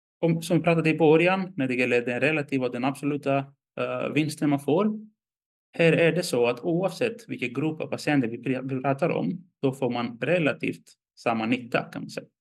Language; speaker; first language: Swedish; non-native, fluent; Greek